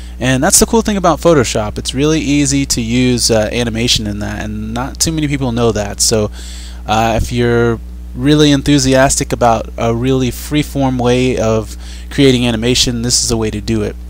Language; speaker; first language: English; native; English